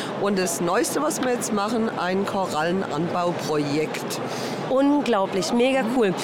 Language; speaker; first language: German; native; German